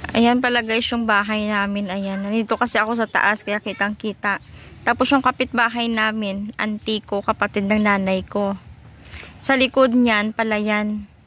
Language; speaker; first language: Filipino; non-native, local second language; Hiligaynon